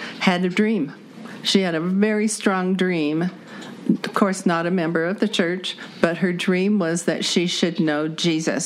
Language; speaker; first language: English; native; English